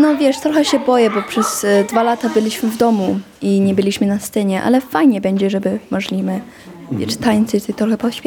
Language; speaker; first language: Polish; early bilingual, heritage; Polish